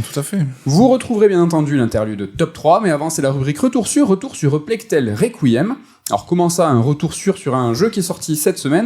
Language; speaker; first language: French; native; French